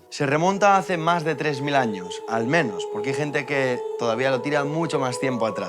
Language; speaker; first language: Spanish; native; Spanish